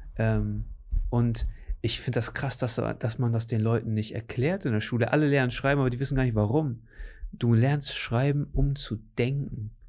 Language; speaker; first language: German; native; German